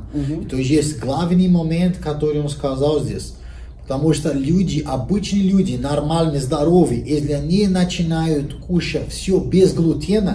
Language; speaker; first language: Russian; non-native, learner; Portuguese